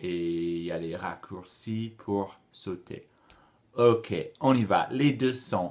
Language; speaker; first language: French; non-native, fluent; English